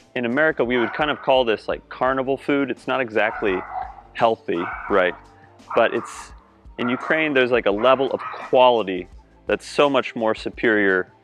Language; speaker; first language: English; native; English